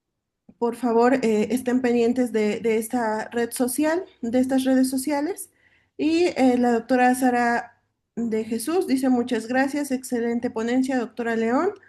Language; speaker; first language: Spanish; native; Spanish